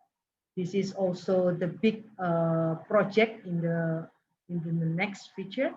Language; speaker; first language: English; non-native, learner; Indonesian